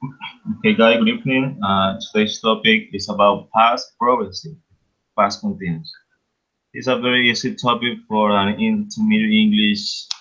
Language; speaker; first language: English; non-native, fluent; Spanish